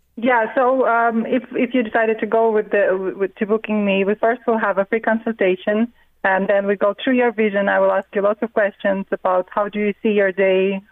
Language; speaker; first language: English; non-native, fluent; Russian